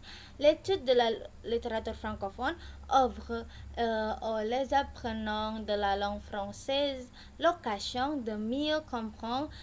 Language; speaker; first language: French; non-native, learner; Indonesian